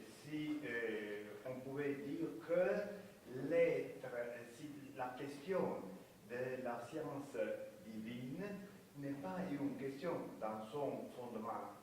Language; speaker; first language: French; non-native, fluent; Spanish